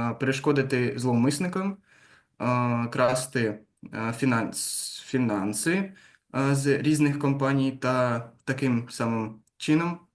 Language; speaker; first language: Ukrainian; non-native, local second language; Russian